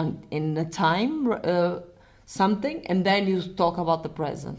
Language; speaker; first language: English; non-native, fluent; Portuguese